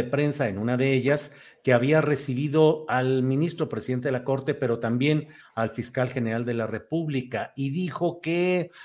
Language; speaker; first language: Spanish; native; Spanish